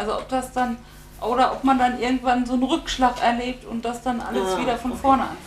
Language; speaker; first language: German; native; German